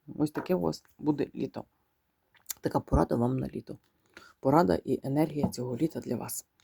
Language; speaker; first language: Ukrainian; non-native, local second language; Russian